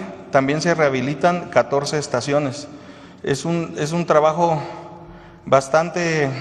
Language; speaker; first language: Spanish; native; Spanish